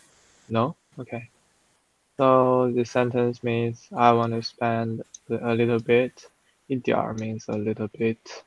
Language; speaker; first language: English; non-native, fluent; Chinese